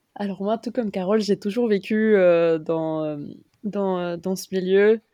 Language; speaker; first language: French; non-native, fluent; Spanish